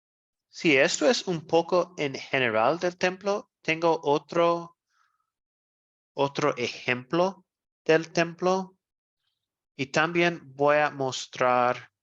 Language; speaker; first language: Spanish; non-native, fluent; English